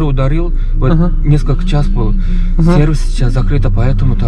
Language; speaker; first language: Russian; non-native, learner; Turkmen